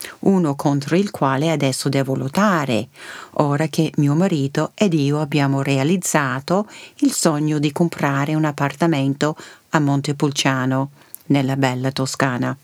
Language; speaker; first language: Italian; early bilingual, heritage; Italian